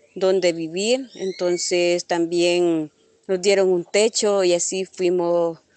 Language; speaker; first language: Spanish; native; Spanish